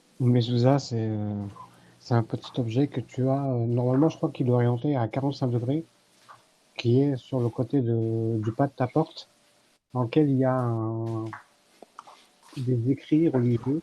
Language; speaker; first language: French; native; French